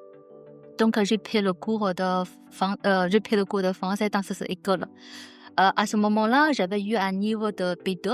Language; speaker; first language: French; non-native, learner; Chinese